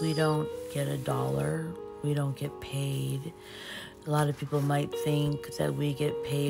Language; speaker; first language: English; early bilingual, other home language; Portuguese